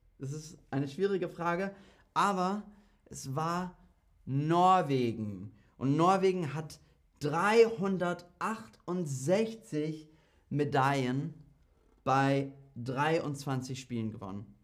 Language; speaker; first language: German; non-native, fluent; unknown